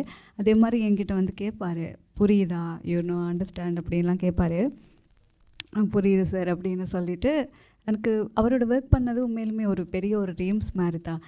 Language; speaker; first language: Tamil; non-native, learner; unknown